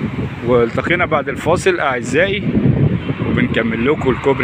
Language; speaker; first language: Arabic; native; Arabic